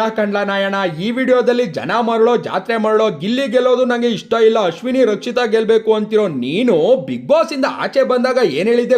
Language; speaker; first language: Kannada; native; Kannada